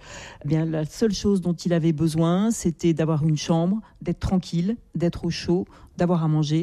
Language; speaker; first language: French; native; French